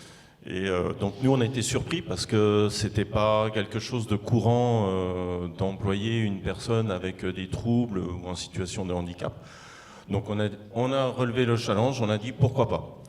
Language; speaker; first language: French; native; French